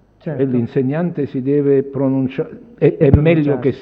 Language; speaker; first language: Italian; native; Italian